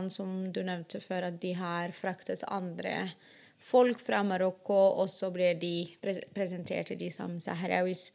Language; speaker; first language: Norwegian; non-native, fluent; Arabic